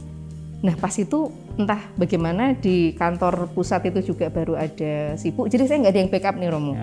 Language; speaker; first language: Indonesian; native; Indonesian